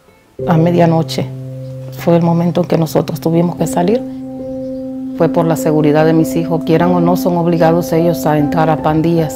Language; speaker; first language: Spanish; native; Spanish